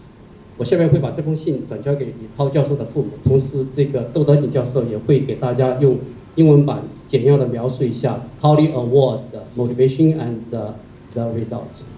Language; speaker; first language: Chinese; native; Chinese